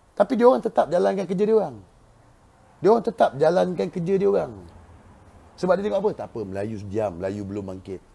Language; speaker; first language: Malay; native; Malay